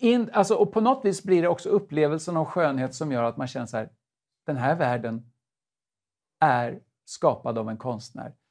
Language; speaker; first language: Swedish; native; Swedish